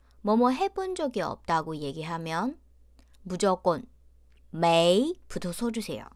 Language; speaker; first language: Korean; non-native, fluent; Chinese